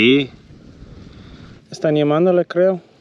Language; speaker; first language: Spanish; non-native, learner; English